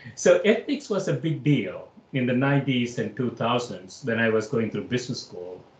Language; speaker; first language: English; non-native, local second language; Malayalam